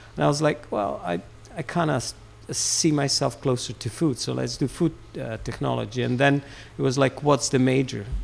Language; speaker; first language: English; non-native, fluent; Serbian